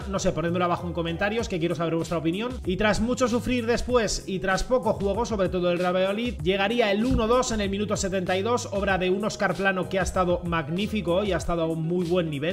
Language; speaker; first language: Spanish; native; Spanish